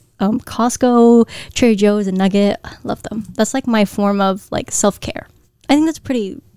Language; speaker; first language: English; early bilingual, other home language; Filipino